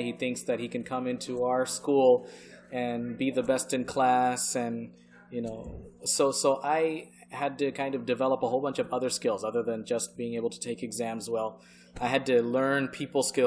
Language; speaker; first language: English; early bilingual, other home language; Bangla